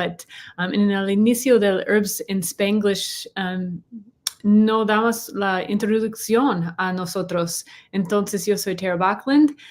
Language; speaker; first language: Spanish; non-native, learner; English